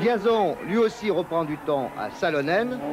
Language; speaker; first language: French; native; French